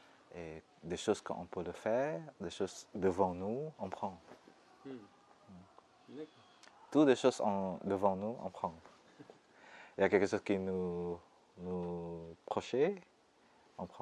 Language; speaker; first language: French; non-native, fluent; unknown